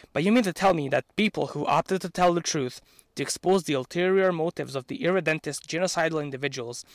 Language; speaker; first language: English; non-native, fluent; Serbian